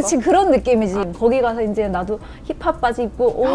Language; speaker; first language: Korean; native; Korean